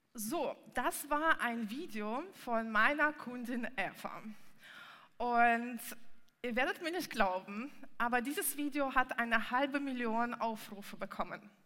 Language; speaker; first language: German; non-native, fluent; Russian